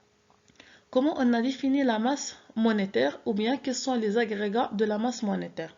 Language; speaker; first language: French; non-native, local second language; Arabic